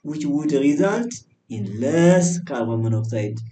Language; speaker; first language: English; non-native, local second language; Amharic